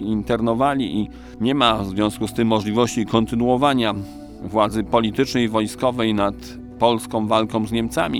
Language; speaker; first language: Polish; native; Polish